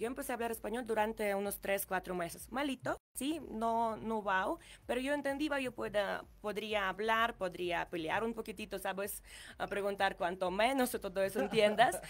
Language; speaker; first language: Spanish; non-native, learner; Ukrainian